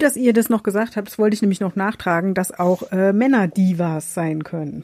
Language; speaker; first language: German; native; German